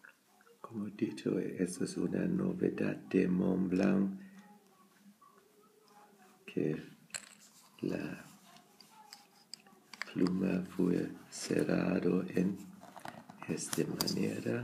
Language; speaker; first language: Spanish; non-native, fluent; German